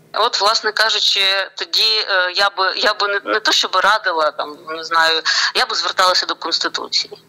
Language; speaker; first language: Ukrainian; non-native, local second language; Russian